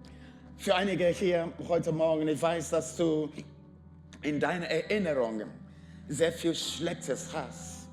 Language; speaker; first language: German; non-native, fluent; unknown